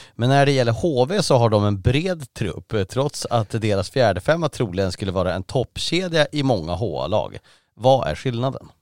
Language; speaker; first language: Swedish; native; Swedish